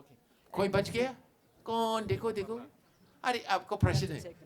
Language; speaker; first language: Hindi; non-native, fluent; English